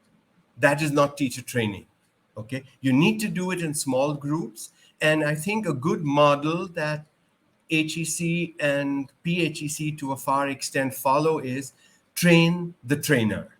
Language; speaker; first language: English; non-native, local second language; Urdu